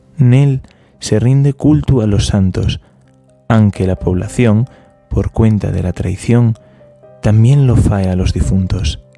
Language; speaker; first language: Asturian; non-native, local second language; Spanish